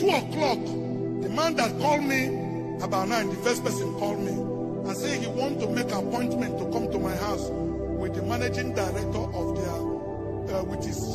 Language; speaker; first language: English; non-native, local second language; Igbo